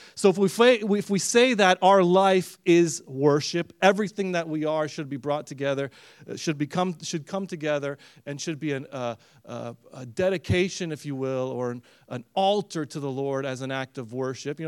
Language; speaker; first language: English; early bilingual, other home language; Romanian